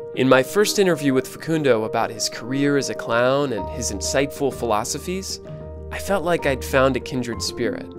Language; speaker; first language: English; native; English